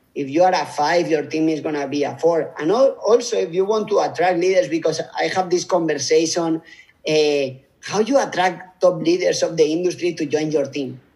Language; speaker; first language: English; non-native, fluent; Spanish